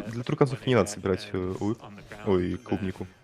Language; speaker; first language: Russian; native; Russian